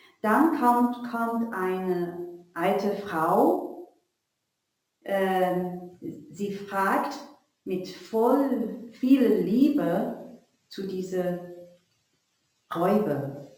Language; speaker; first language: German; non-native, learner; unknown